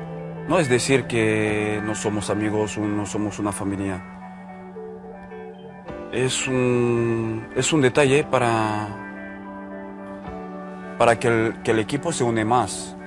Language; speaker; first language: Spanish; non-native, fluent; French